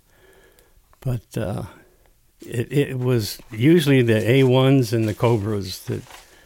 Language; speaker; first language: English; native; English